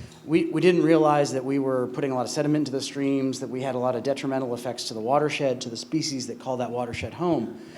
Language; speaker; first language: English; native; English